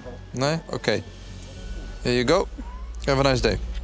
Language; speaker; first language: English; non-native, fluent; Dutch